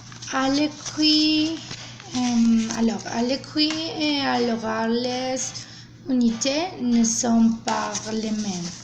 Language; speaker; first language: French; non-native, learner; Spanish